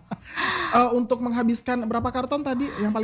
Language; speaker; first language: Indonesian; native; Indonesian